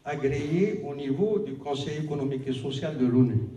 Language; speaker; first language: French; non-native, local second language; Arabic